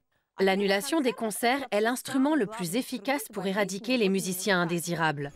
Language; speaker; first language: French; native; French